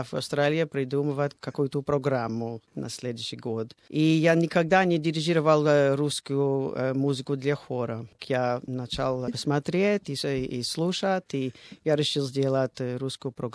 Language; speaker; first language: Russian; non-native, fluent; English